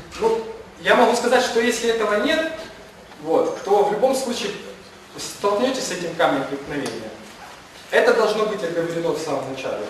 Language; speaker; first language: Russian; non-native, local second language; Ukrainian